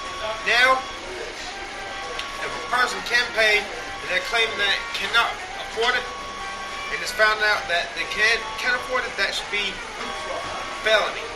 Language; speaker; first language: English; native; English